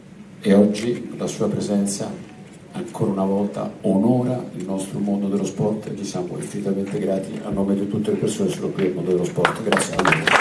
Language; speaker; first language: Italian; native; Italian